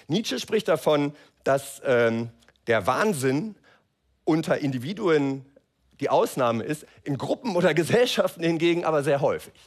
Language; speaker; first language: German; native; German